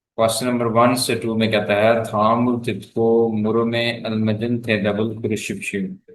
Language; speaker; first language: Urdu; native; Urdu